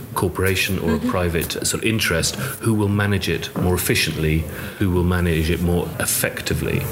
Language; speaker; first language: English; native; English